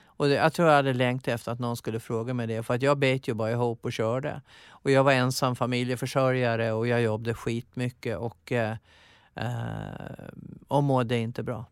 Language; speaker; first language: Swedish; native; Swedish